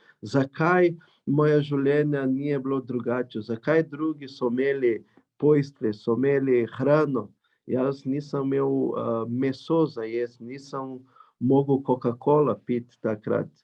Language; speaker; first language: Slovenian; non-native, learner; Portuguese